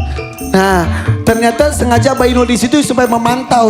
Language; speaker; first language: Indonesian; native; Indonesian